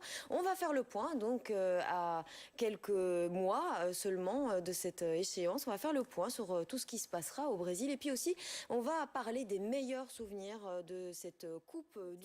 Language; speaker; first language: French; native; French